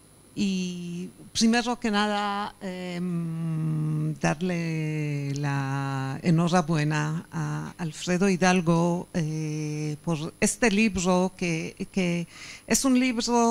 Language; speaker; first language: Spanish; non-native, fluent; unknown